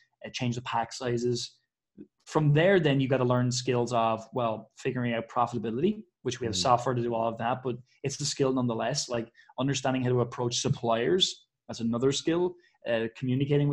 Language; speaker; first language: English; native; English